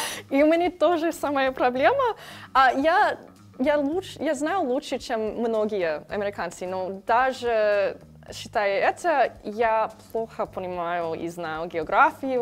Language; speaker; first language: Russian; non-native, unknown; English